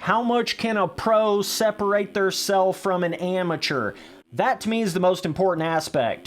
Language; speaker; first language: English; native; English